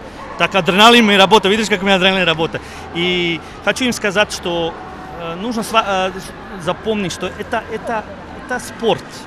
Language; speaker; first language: Russian; non-native, learner; Serbian